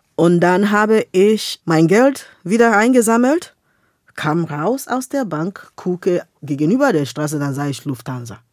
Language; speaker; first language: German; non-native, fluent; Igbo